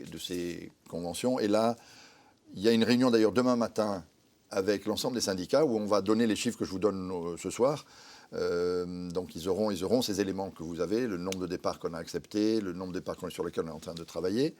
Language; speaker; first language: French; native; French